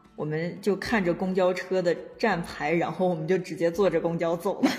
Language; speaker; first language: Chinese; native; Chinese